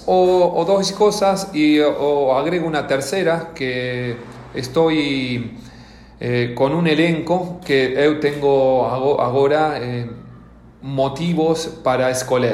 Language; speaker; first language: Portuguese; non-native, learner; Spanish